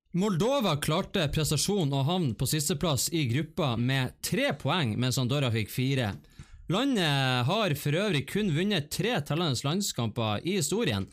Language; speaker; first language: Norwegian; native; Norwegian